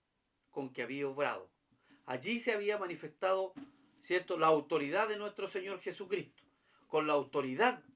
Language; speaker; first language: Spanish; native; Spanish